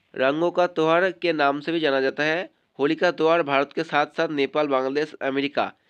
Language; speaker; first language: Hindi; non-native, local second language; Bangla